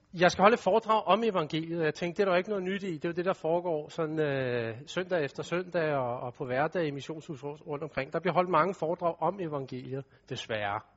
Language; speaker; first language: Danish; native; Danish